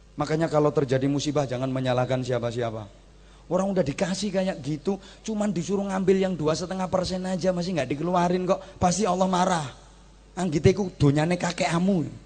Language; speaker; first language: Indonesian; non-native, local second language; Javanese